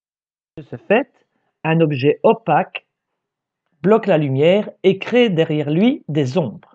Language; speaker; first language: French; native; French